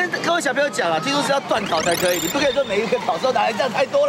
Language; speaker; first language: Chinese; native; Chinese